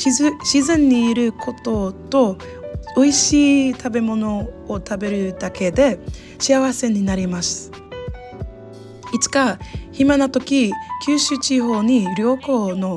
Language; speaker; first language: Japanese; non-native, learner; English